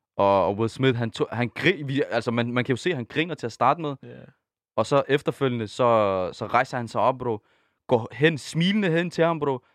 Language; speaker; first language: Danish; early bilingual, other home language; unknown